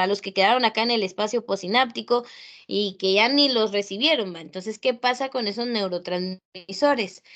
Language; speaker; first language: Spanish; native; Spanish